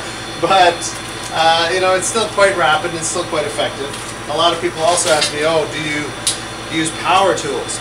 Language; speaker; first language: English; native; English